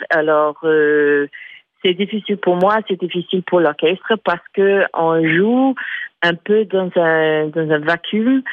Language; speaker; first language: French; non-native, fluent; English